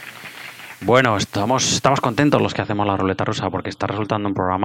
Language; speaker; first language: Spanish; native; Spanish